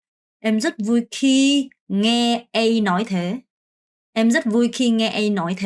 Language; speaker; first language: Vietnamese; non-native, fluent; Korean